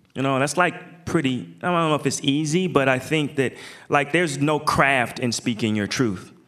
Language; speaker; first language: English; native; English